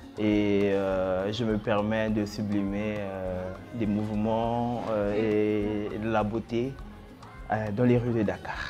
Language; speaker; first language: French; non-native, local second language; Wolof